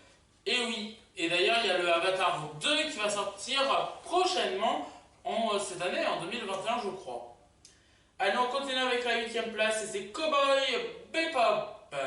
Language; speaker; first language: French; native; French